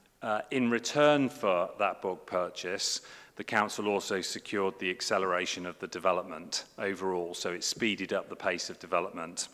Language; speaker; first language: English; native; English